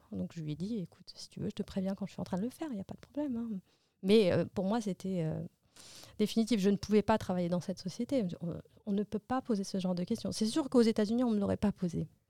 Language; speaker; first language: French; early bilingual, other home language; Arabic